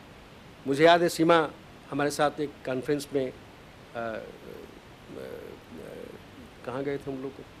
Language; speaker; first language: Hindi; native; Hindi